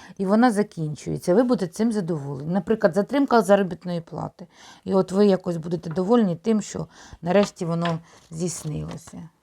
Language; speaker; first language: Ukrainian; non-native, local second language; Russian